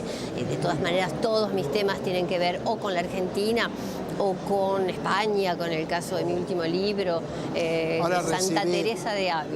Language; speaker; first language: Spanish; native; Spanish